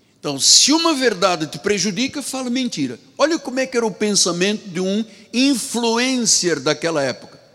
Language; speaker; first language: Portuguese; native; Portuguese